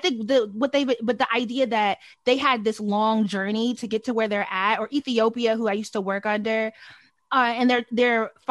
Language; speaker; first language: English; native; English